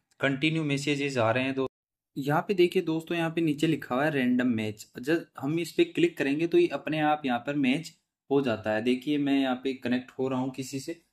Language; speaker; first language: Hindi; native; Hindi